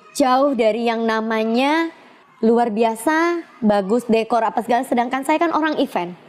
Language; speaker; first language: Indonesian; native; Indonesian